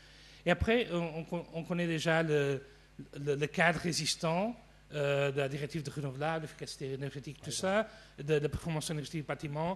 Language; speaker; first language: French; non-native, fluent; Portuguese